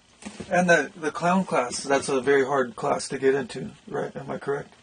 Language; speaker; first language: English; native; English